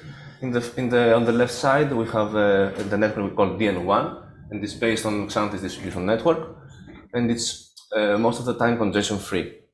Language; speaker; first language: English; non-native, fluent; Greek